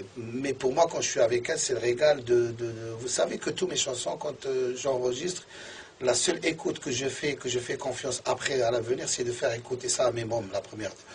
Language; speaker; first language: French; non-native, local second language; Arabic